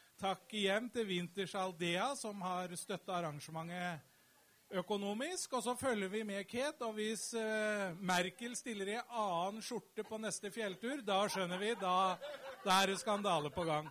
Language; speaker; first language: Norwegian; native; Norwegian